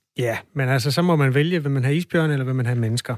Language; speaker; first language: Danish; native; Danish